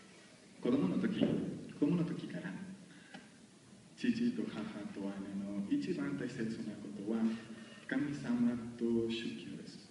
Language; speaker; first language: Japanese; non-native, learner; Spanish